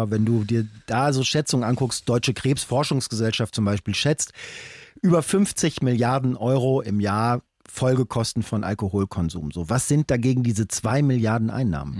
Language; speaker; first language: German; native; German